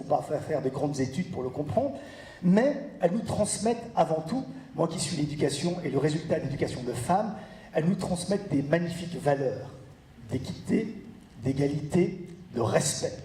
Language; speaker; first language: French; early bilingual, other home language; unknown